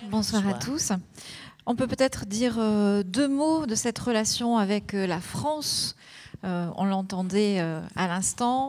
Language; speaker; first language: French; native; French